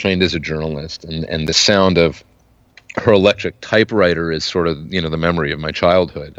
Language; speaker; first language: English; native; English